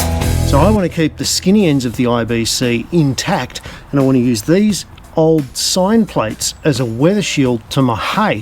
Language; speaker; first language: English; native; English